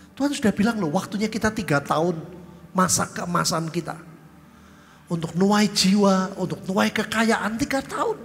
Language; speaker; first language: Indonesian; native; Indonesian